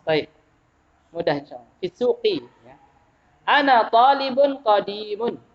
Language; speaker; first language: Arabic; non-native, fluent; Indonesian